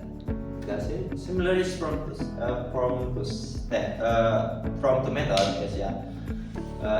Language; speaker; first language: English; non-native, learner; Indonesian